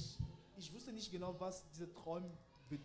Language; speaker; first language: German; non-native, learner; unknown